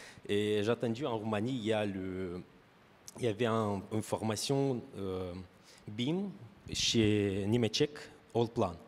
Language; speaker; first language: French; non-native, fluent; Romanian